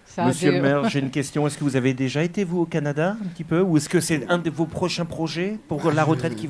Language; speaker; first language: French; native; French